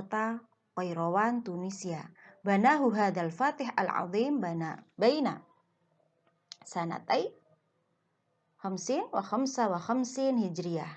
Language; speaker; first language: Arabic; non-native, fluent; Indonesian